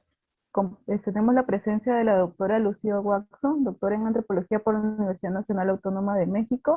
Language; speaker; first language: Spanish; native; Spanish